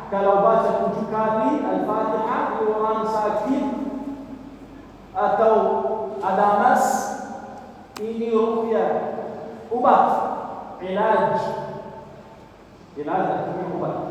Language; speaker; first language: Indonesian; non-native, learner; Arabic